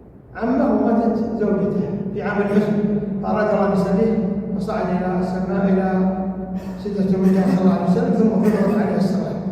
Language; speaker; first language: Arabic; native; Arabic